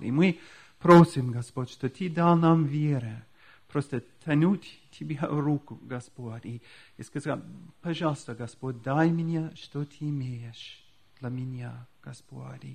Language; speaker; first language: Russian; non-native, fluent; English